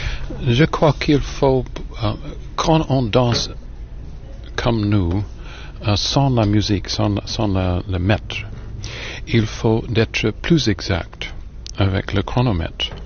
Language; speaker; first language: French; non-native, learner; English